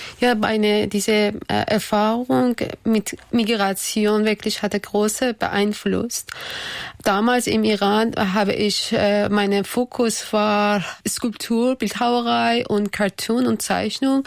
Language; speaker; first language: German; non-native, learner; Persian